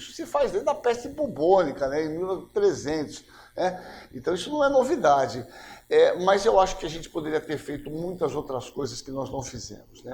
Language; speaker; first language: Portuguese; native; Portuguese